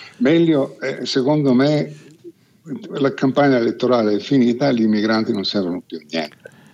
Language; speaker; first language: Italian; non-native, fluent; Slovenian